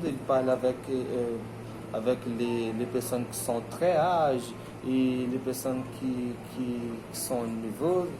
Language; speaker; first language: French; non-native, learner; Portuguese